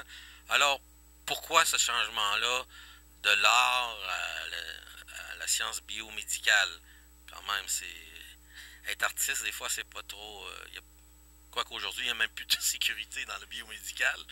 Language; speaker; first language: French; native; French